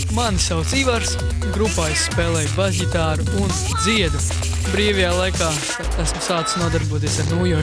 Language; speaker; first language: Latvian; native; Latvian